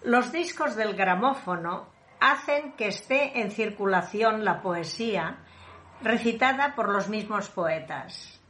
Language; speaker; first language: Spanish; non-native, local second language; Catalan